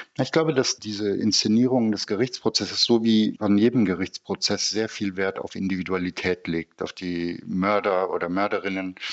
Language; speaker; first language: German; early bilingual, other home language; Turkish